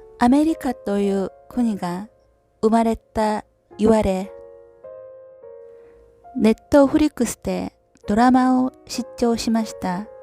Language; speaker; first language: Japanese; non-native, learner; Korean